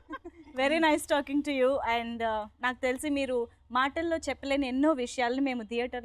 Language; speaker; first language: Telugu; native; Telugu